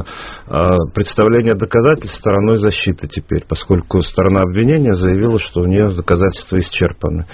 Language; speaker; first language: Russian; native; Russian